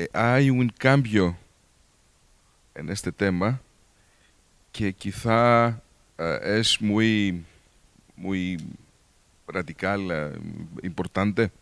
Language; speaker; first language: Spanish; non-native, learner; Greek